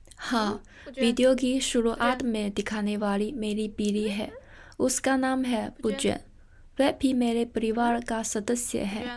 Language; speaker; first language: Hindi; non-native, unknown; Chinese